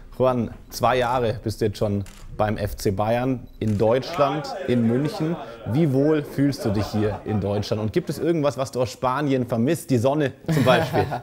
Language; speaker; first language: German; native; German